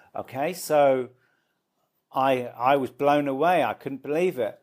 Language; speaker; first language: English; native; English